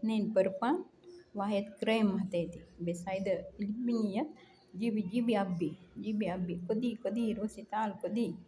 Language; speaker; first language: Arabic; non-native, learner; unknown